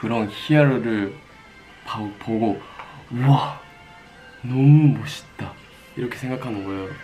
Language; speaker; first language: Korean; non-native, fluent; Japanese